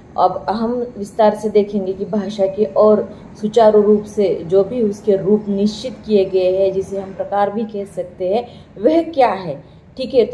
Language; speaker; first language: Hindi; non-native, local second language; Marathi